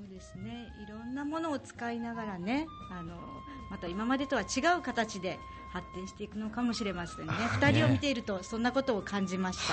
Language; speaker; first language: Japanese; native; Japanese